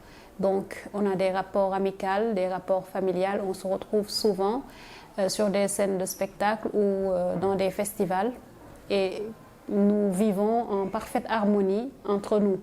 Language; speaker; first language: French; non-native, local second language; Wolof